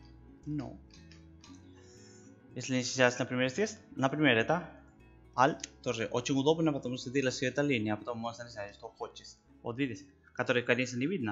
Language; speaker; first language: Russian; non-native, learner; Spanish